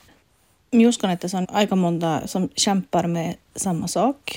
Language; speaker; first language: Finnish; non-native, local second language; Swedish